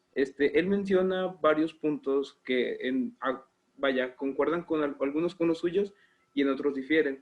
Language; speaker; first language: Spanish; native; Spanish